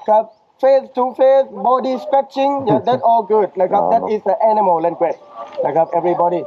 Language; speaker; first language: English; non-native, learner; Thai